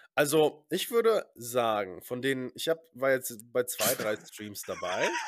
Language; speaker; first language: German; early bilingual, other home language; Polish